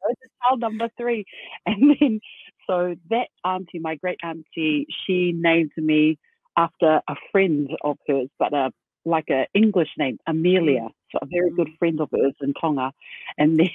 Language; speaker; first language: English; native; English